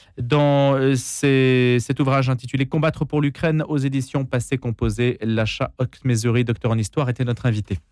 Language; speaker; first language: French; native; French